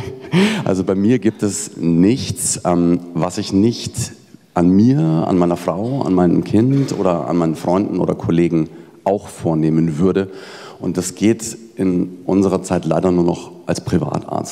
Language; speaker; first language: German; native; German